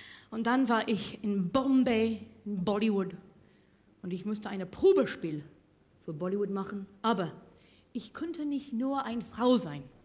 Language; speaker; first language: German; non-native, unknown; English